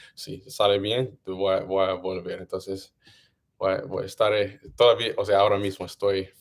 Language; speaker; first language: Spanish; non-native, learner; English